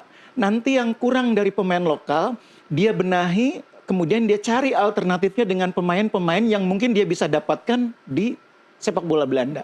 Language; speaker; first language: Indonesian; native; Indonesian